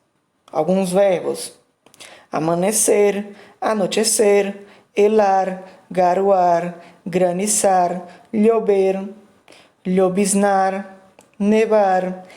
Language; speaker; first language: Spanish; non-native, fluent; Portuguese